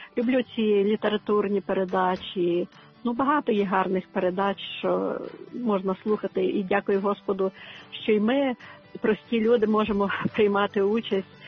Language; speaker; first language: Ukrainian; native; Ukrainian